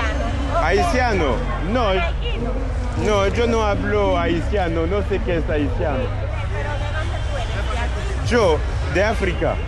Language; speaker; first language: Spanish; non-native, learner; French